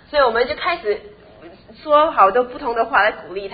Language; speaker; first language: Chinese; native; Chinese